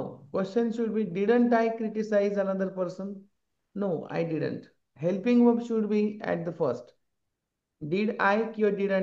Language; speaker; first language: English; non-native, local second language; Marathi